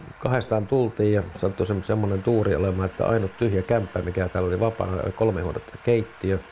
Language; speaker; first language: Finnish; native; Finnish